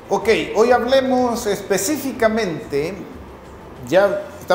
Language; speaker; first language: Spanish; native; Spanish